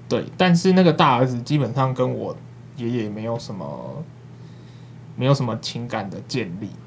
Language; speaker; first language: Chinese; native; Chinese